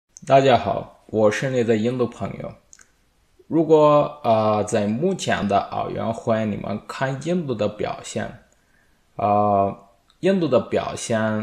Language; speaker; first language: Chinese; non-native, learner; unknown